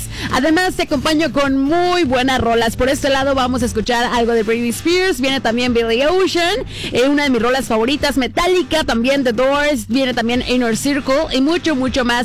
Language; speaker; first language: Spanish; native; Spanish